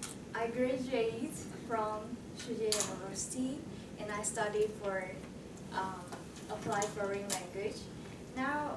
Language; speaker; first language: English; non-native, learner; Chinese